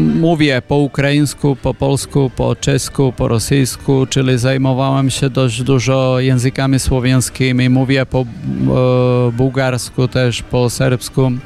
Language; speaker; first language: Polish; non-native, fluent; Macedonian